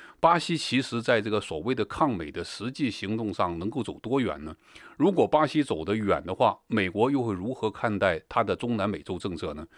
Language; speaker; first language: Chinese; native; Chinese